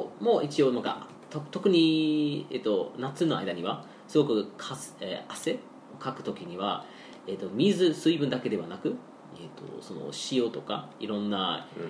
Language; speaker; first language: Japanese; non-native, fluent; English